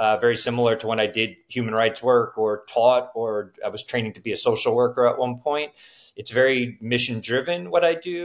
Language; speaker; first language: English; native; English